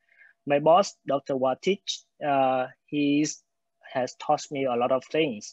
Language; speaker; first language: English; non-native, fluent; Vietnamese